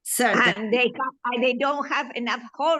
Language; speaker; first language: English; non-native, learner; Spanish